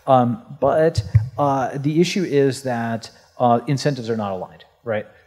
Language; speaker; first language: English; native; English